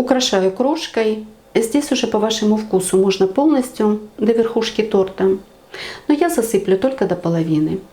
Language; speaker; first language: Russian; native; Russian